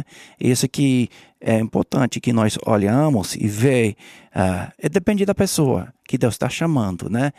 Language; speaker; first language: Portuguese; non-native, learner; English